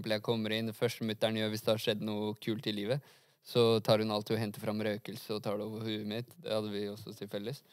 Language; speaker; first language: Norwegian; early bilingual, other home language; Persian